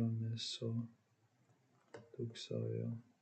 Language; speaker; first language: Korean; non-native, learner; English